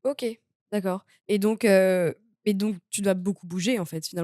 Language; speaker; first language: French; native; French